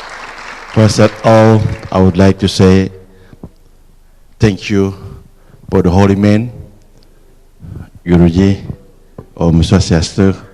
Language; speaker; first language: English; non-native, fluent; Indonesian